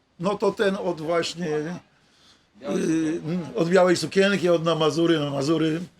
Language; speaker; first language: Polish; native; Polish